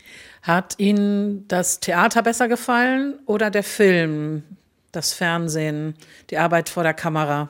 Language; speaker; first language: German; native; German